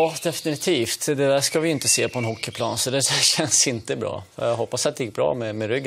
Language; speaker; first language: Swedish; native; Swedish